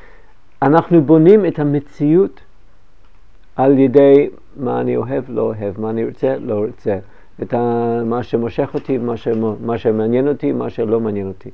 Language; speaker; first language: Hebrew; non-native, fluent; English